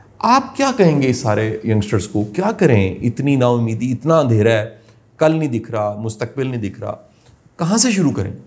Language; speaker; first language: Urdu; non-native, local second language; Punjabi